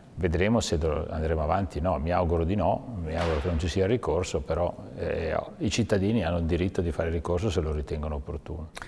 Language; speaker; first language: Italian; native; Italian